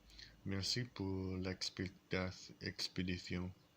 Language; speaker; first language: French; non-native, learner; English